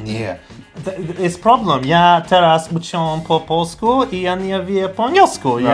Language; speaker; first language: Polish; non-native, learner; English